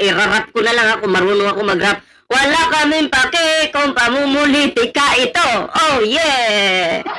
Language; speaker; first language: Filipino; non-native, local second language; Cebuano